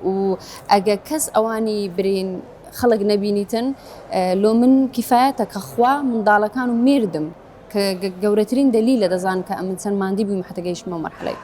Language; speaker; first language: Central Kurdish; native; Central Kurdish